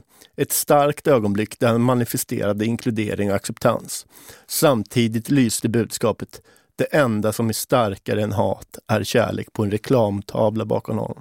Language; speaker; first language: Swedish; native; Swedish